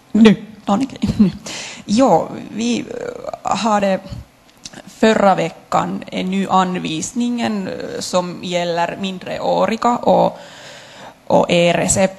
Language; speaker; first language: Swedish; non-native, local second language; Finnish